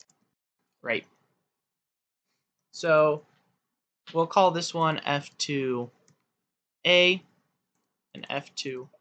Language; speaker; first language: English; native; English